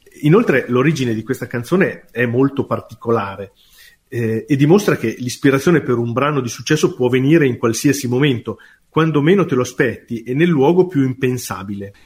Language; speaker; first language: Italian; native; Italian